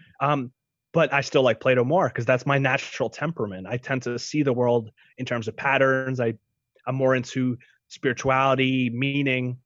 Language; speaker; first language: English; early bilingual, other home language; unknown